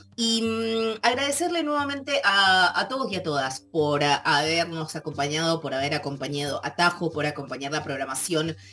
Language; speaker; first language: Spanish; native; Spanish